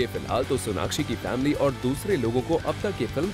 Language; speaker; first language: Hindi; native; Hindi